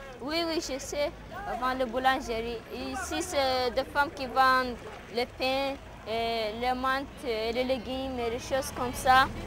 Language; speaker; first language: French; non-native, learner; Arabic